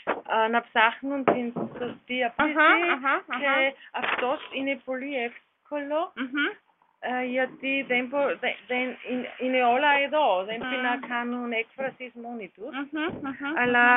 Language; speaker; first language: Greek; non-native, learner; German